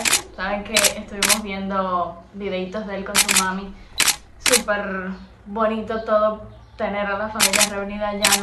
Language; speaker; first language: Spanish; native; Spanish